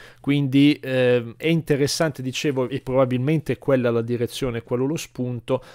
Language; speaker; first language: Italian; native; Italian